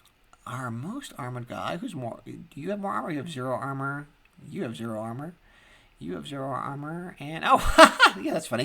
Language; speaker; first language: English; native; English